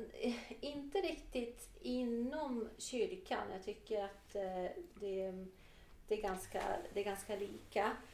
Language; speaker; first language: Swedish; non-native, fluent; Portuguese